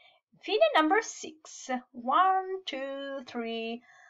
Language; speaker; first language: English; non-native, fluent; Italian